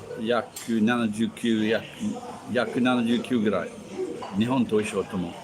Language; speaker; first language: Japanese; non-native, learner; English